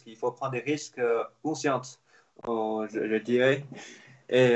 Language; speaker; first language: French; non-native, fluent; Chinese